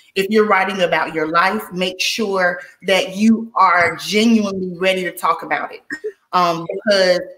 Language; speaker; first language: English; native; English